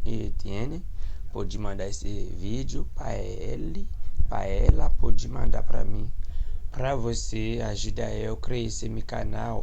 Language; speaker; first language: Portuguese; non-native, learner; Haitian Creole